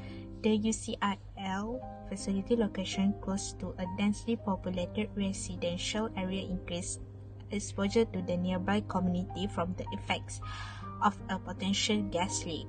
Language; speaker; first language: English; non-native, local second language; Malay